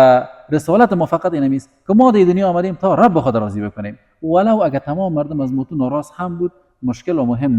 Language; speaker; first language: Persian; native; Persian